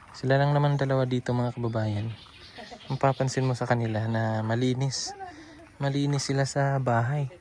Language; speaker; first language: Filipino; non-native, local second language; Hiligaynon